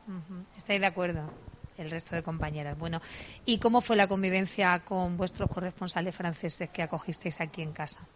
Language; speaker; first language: Spanish; native; Spanish